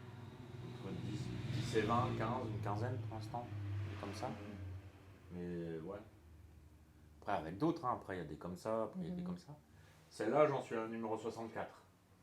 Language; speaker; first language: French; native; French